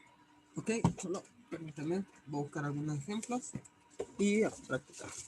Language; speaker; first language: Spanish; native; Spanish